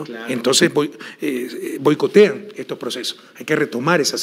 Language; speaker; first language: Spanish; native; Spanish